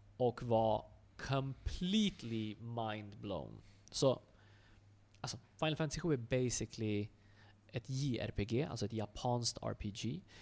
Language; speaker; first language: Swedish; native; Swedish